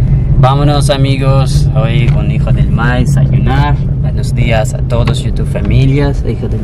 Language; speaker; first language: Spanish; non-native, learner; Punjabi